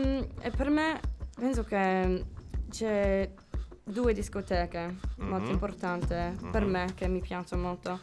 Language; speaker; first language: Italian; non-native, learner; English